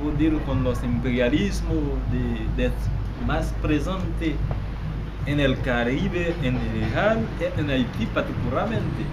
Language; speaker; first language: Spanish; non-native, learner; Haitian Creole